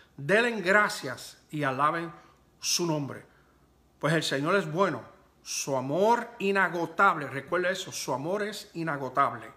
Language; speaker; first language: Spanish; early bilingual, heritage; Spanish